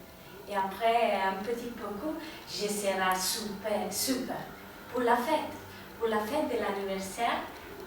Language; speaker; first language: French; non-native, learner; Spanish